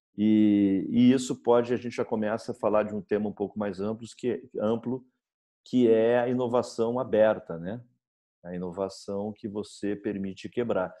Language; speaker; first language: Portuguese; native; Portuguese